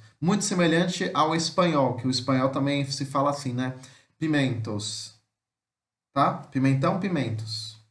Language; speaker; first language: Portuguese; native; Portuguese